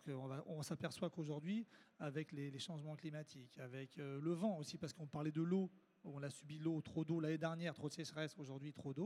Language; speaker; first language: French; native; French